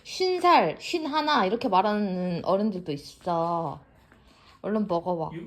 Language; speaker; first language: Korean; native; Korean